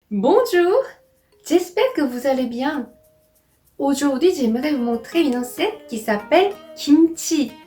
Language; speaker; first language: French; non-native, fluent; Korean